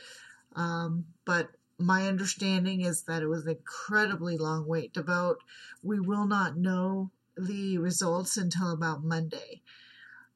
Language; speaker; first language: English; native; English